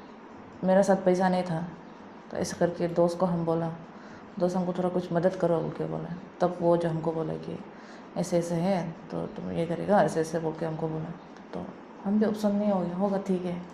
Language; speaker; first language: Hindi; non-native, local second language; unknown